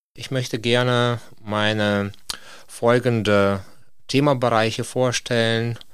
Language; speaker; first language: German; non-native, fluent; Russian